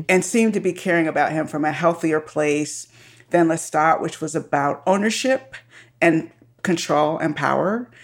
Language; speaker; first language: English; native; English